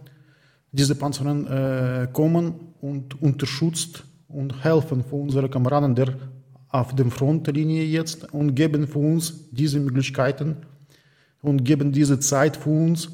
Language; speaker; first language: German; non-native, learner; Ukrainian